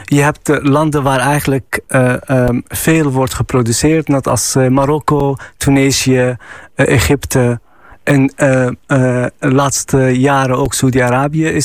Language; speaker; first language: Dutch; non-native, fluent; Arabic